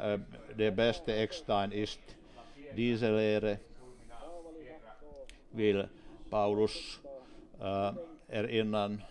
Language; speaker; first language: German; non-native, fluent; Finnish